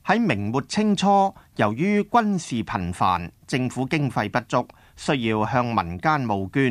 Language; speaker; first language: Chinese; non-native, local second language; Cantonese